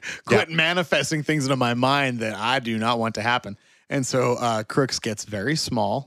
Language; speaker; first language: English; native; English